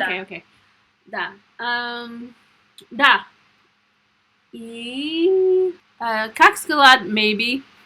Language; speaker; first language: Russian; non-native, learner; English